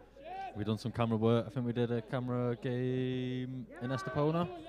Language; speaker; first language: English; native; English